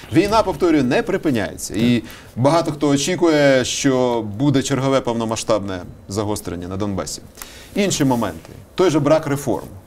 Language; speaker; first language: Ukrainian; native; Ukrainian